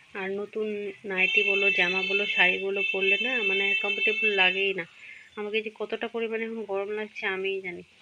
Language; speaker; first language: Bangla; non-native, local second language; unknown